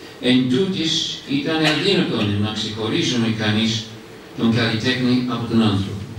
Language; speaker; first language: Greek; non-native, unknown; English